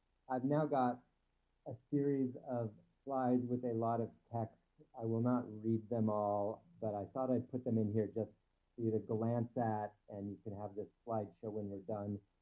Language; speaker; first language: English; native; English